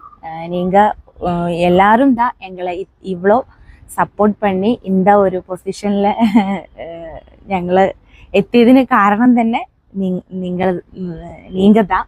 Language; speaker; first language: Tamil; non-native, learner; Malayalam